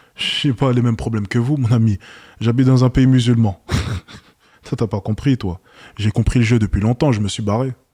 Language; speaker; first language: French; native; French